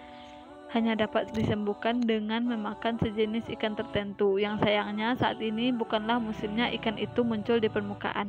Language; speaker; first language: Indonesian; native; Indonesian